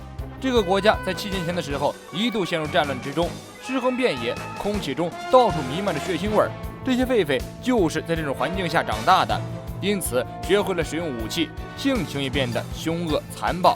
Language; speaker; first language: Chinese; native; Chinese